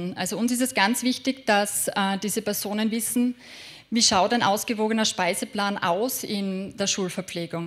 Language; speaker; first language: German; native; German